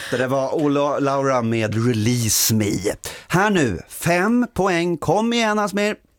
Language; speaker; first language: Swedish; native; Swedish